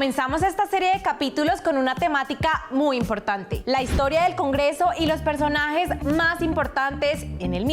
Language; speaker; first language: Spanish; native; Spanish